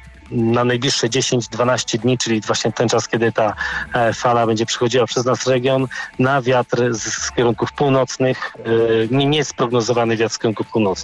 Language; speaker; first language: Polish; native; Polish